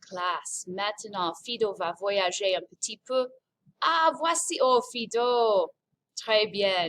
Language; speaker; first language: French; non-native, fluent; English